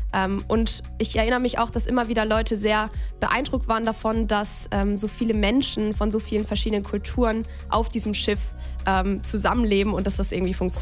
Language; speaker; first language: German; native; German